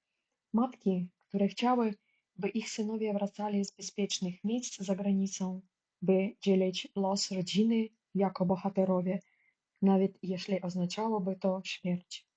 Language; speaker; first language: Polish; non-native, fluent; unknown